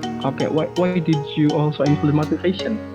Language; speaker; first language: English; non-native, fluent; Indonesian